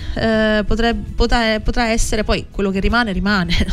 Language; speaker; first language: Italian; native; Italian